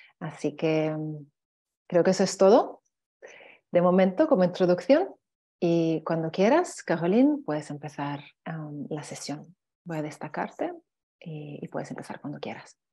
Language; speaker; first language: Spanish; native; Spanish